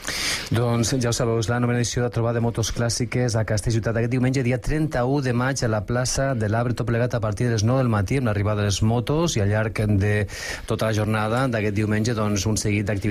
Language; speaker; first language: Catalan; native; Catalan